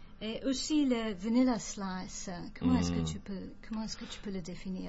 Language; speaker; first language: French; non-native, fluent; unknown